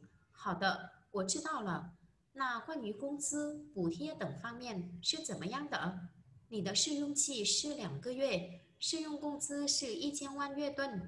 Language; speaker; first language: Chinese; non-native, fluent; Vietnamese